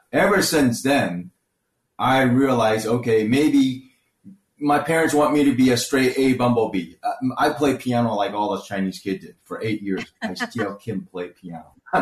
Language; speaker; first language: English; early bilingual, other home language; Chinese